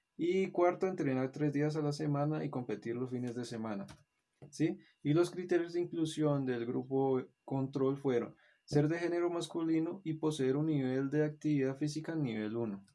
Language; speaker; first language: Spanish; native; Spanish